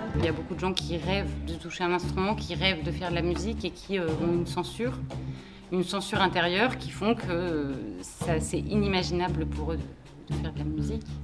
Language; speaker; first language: French; native; French